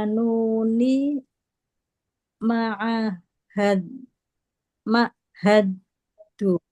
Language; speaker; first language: Arabic; non-native, learner; Indonesian